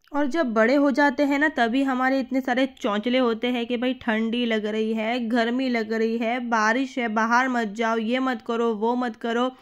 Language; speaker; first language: Hindi; native; Hindi